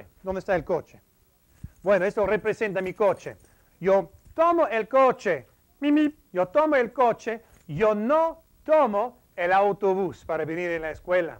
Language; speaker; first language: Spanish; non-native, fluent; English